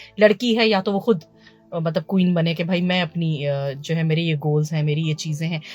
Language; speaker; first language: Urdu; early bilingual, heritage; Urdu